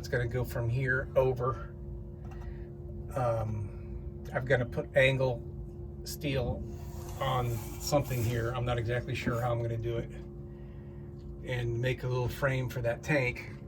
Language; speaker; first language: English; native; English